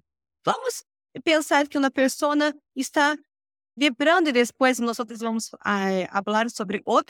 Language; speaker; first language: Spanish; non-native, learner; Portuguese